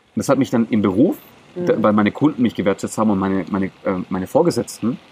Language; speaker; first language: German; non-native, local second language; Greek